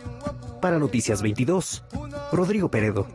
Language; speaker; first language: Spanish; native; Spanish